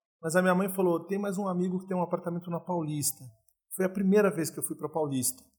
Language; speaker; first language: Portuguese; native; Portuguese